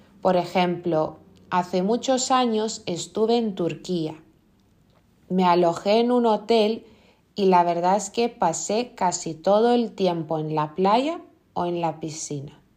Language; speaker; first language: Spanish; non-native, fluent; Lithuanian